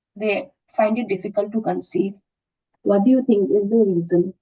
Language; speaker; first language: English; non-native, local second language; Assamese